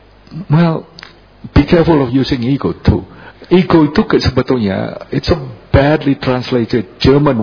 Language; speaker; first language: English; non-native, fluent; Indonesian